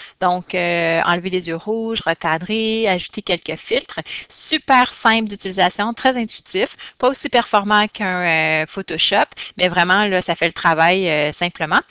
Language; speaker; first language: French; native; French